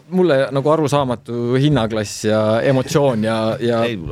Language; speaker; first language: Estonian; native; Estonian